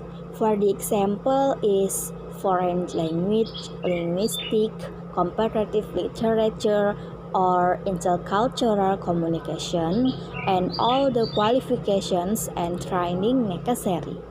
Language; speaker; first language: English; non-native, learner; Indonesian